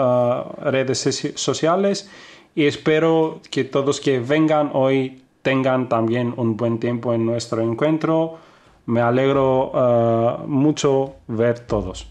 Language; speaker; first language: Spanish; non-native, fluent; Greek